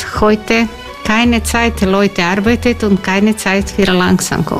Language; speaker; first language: German; non-native, learner; Croatian